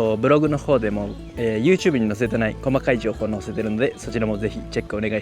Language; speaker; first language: Japanese; native; Japanese